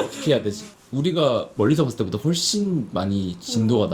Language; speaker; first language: Korean; native; Korean